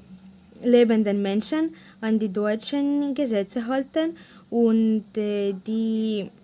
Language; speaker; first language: German; non-native, learner; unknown